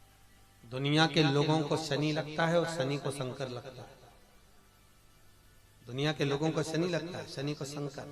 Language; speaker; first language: Hindi; native; Hindi